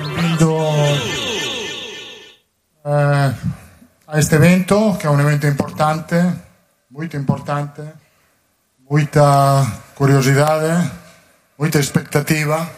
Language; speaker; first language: Portuguese; non-native, learner; Italian